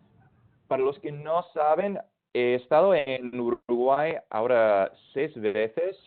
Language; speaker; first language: Spanish; non-native, fluent; English